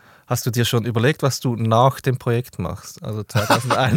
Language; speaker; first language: German; native; German